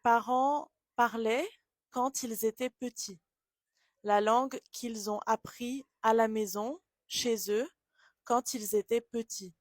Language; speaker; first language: French; native; French